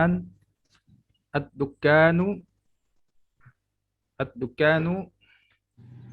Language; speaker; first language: Arabic; non-native, learner; Indonesian